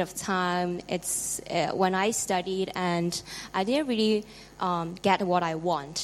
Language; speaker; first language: English; non-native, local second language; Cantonese